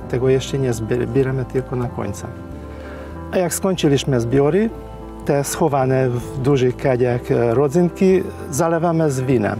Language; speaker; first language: Polish; non-native, fluent; Hungarian